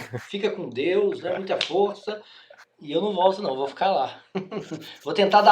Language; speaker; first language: Portuguese; native; Portuguese